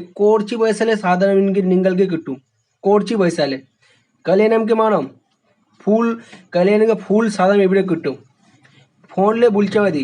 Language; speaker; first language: Malayalam; non-native, learner; Hindi